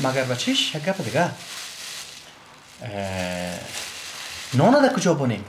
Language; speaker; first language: Persian; native; Persian